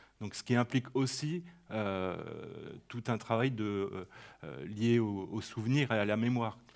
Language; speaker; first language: French; native; French